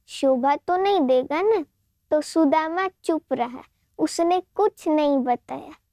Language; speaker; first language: Hindi; non-native, local second language; Gujarati